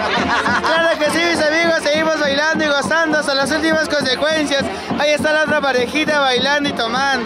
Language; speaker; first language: Spanish; native; Spanish